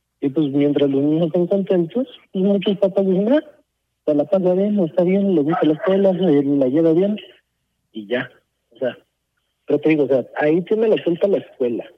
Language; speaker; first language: Spanish; early bilingual, heritage; Spanish